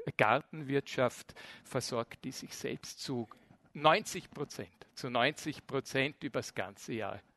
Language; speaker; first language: German; native; German